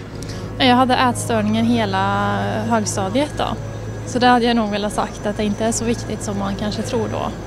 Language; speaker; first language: Swedish; native; Swedish